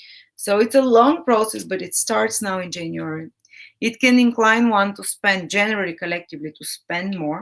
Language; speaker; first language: English; non-native, fluent; Bulgarian